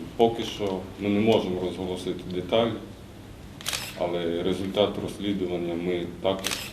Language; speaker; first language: Ukrainian; native; Ukrainian